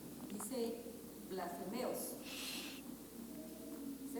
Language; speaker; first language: Spanish; native; Spanish